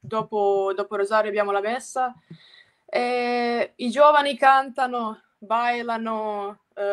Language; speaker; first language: Italian; non-native, fluent; Croatian